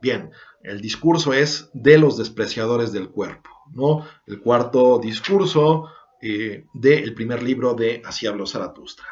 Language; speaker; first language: Spanish; native; Spanish